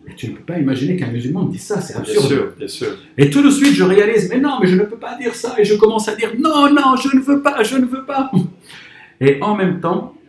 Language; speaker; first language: French; non-native, local second language; Arabic